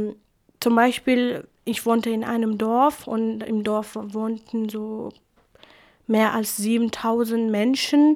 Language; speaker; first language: German; non-native, fluent; Kurdish